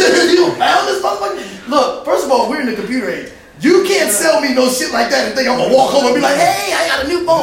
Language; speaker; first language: English; native; English